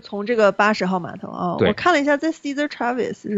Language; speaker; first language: Chinese; native; Chinese